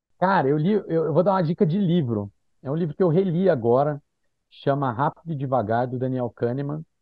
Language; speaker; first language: Portuguese; native; Portuguese